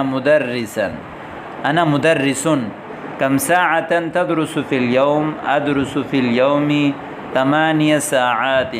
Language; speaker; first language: Arabic; non-native, fluent; Urdu